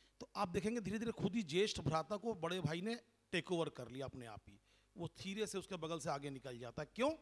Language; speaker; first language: Hindi; non-native, local second language; Bangla